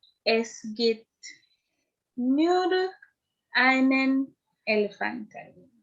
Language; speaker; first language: German; non-native, learner; English